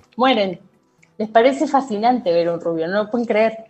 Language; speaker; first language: Spanish; native; Spanish